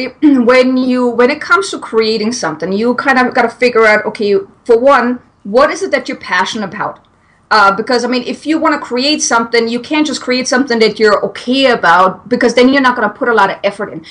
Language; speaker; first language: English; non-native, fluent; German